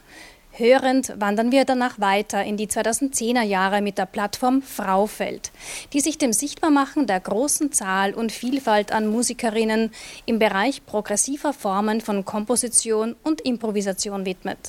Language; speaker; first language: German; native; German